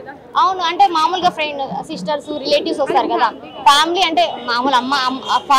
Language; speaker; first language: Telugu; native; Telugu